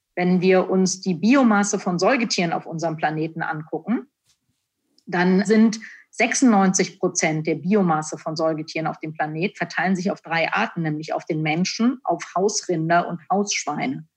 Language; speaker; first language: German; native; German